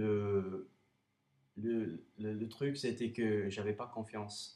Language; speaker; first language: French; non-native, fluent; English